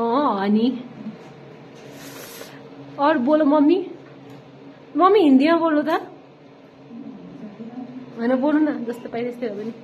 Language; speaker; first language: Hindi; non-native, local second language; Nepali